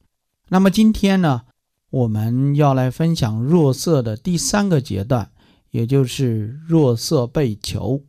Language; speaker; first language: Chinese; native; Chinese